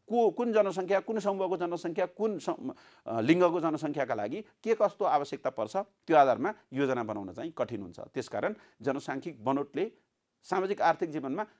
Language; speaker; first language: Nepali; native; Nepali